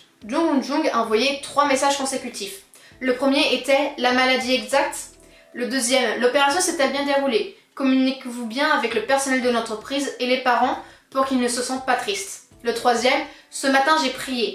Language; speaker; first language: French; native; French